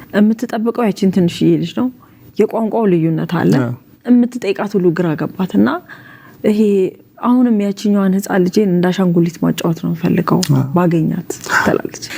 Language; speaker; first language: Amharic; native; Amharic